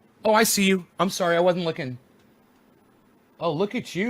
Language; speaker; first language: English; native; English